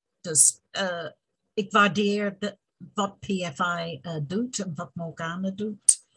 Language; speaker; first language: Dutch; non-native, fluent; English